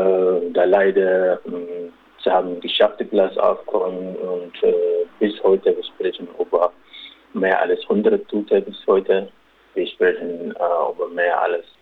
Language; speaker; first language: German; non-native, local second language; Arabic